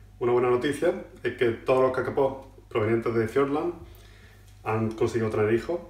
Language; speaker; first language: Spanish; native; Spanish